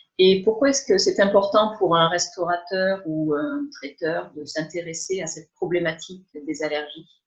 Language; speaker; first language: French; native; French